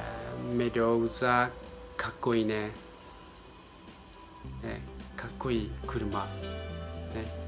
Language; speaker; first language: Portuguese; non-native, learner; Japanese